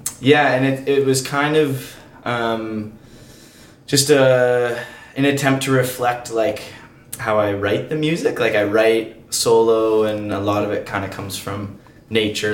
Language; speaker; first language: English; native; English